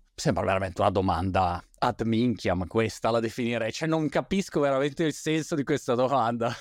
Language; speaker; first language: Italian; native; Italian